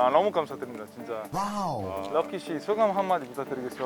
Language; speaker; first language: Korean; non-native, fluent; Italian